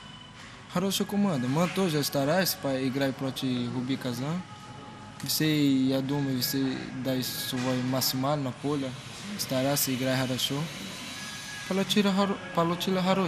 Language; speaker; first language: Russian; non-native, learner; Portuguese